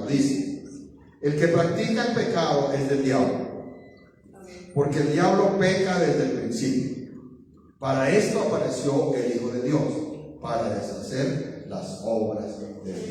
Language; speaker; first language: Spanish; native; Spanish